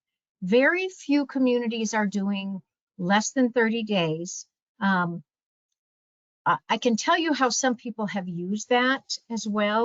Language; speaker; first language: English; native; English